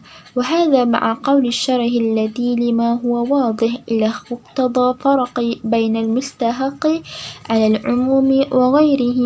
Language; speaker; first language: Arabic; non-native, learner; Malay